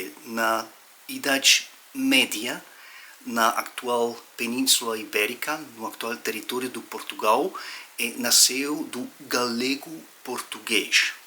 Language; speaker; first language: Portuguese; non-native, fluent; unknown